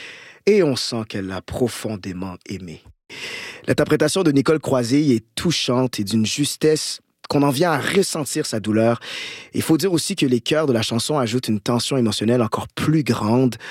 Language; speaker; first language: French; native; French